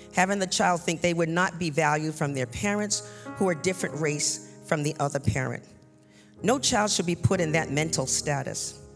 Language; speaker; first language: English; native; English